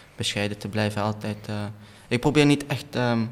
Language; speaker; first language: Dutch; native; Dutch